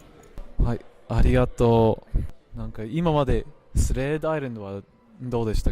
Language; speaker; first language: Japanese; non-native, fluent; English